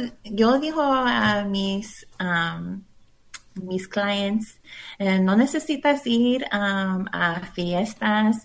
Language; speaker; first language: Spanish; non-native, learner; English